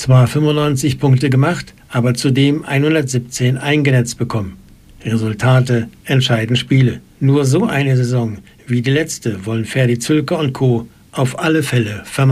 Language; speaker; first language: German; native; German